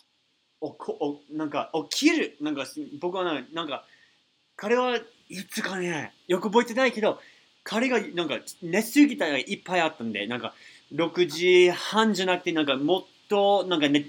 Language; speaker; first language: Japanese; non-native, learner; English